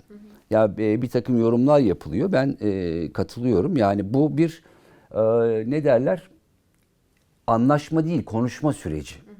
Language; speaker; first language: Turkish; native; Turkish